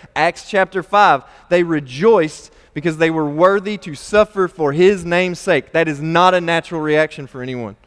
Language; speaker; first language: English; native; English